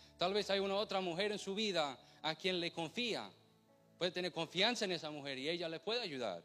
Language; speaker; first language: Spanish; non-native, fluent; English